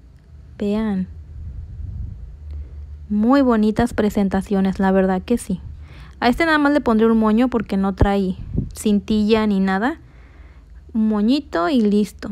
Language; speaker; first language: Spanish; native; Spanish